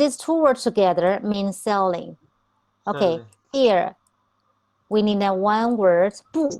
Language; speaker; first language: English; non-native, fluent; Chinese